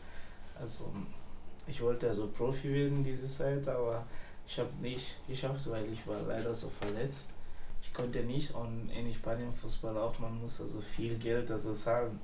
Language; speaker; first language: German; non-native, learner; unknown